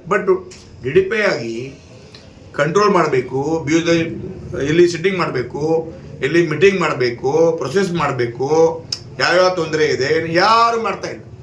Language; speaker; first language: Kannada; non-native, local second language; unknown